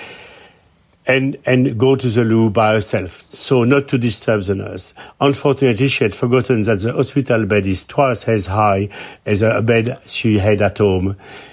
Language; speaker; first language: English; non-native, fluent; French